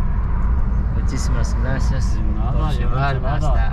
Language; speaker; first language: Spanish; non-native, fluent; Japanese